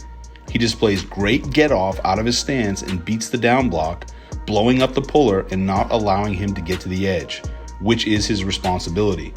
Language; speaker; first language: English; native; English